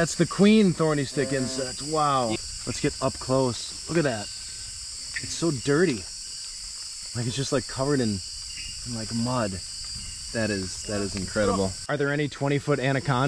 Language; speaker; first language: English; native; English